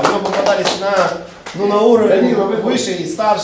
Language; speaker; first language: Russian; non-native, local second language; Ukrainian